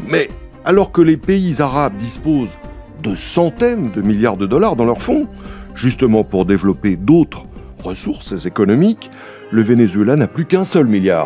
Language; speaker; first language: French; native; French